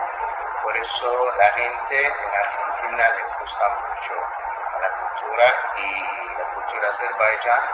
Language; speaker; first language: Spanish; non-native, fluent; Azerbaijani